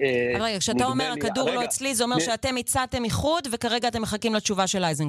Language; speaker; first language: Hebrew; native; Hebrew